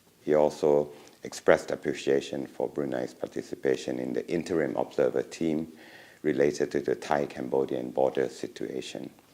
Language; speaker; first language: English; non-native, fluent; Thai